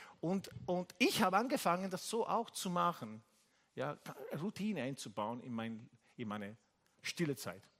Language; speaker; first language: German; non-native, fluent; Italian